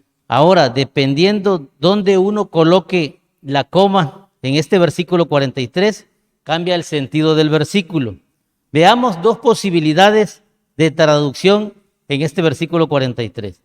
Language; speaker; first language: Spanish; native; Spanish